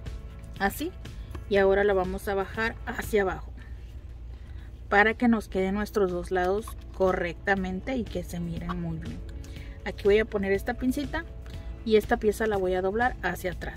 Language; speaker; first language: Spanish; native; Spanish